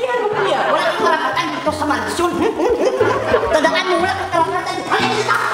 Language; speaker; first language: Filipino; non-native, local second language; Cebuano